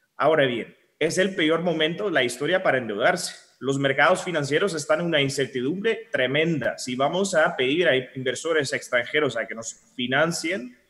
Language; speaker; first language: Spanish; non-native, fluent; Dutch